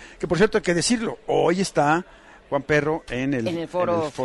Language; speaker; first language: Spanish; native; Spanish